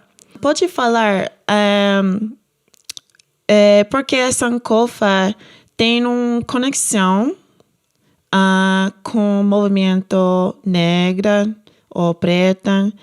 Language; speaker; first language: Portuguese; non-native, learner; English